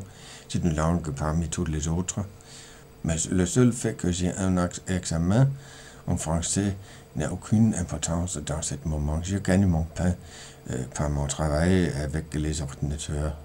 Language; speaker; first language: French; non-native, fluent; Danish